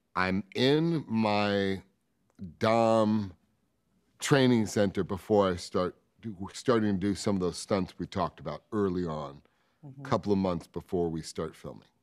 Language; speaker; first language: English; native; English